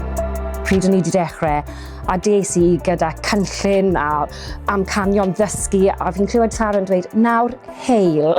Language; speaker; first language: Welsh; non-native, local second language; English